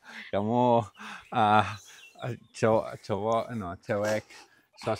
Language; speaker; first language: Indonesian; non-native, learner; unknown